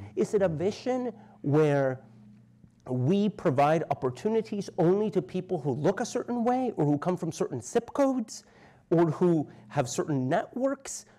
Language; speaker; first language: English; native; English